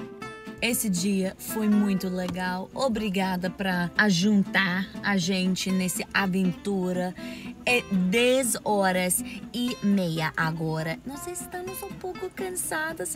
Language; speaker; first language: Portuguese; non-native, learner; English